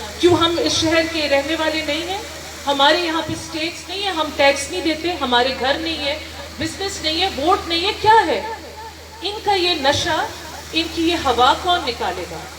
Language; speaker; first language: Urdu; non-native, local second language; Northern Hindko